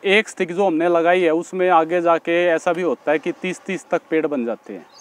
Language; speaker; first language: Hindi; native; Hindi